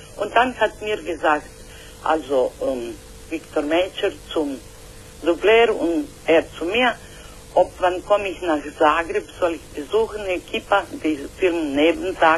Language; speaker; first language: German; non-native, learner; Croatian